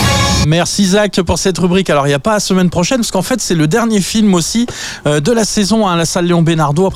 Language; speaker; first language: French; native; French